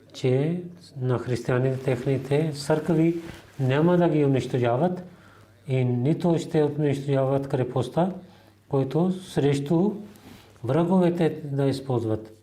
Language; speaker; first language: Bulgarian; non-native, learner; Urdu